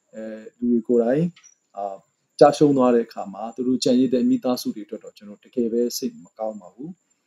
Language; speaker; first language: Burmese; non-native, local second language; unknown